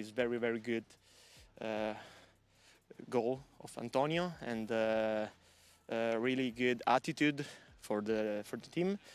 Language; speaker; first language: English; non-native, learner; Italian